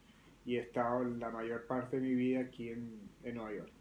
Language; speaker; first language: Spanish; early bilingual, other home language; French